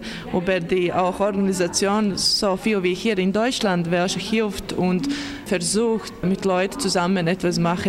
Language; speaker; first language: German; non-native, learner; Latvian